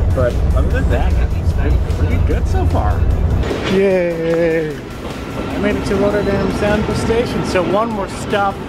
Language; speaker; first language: English; non-native, fluent; Dutch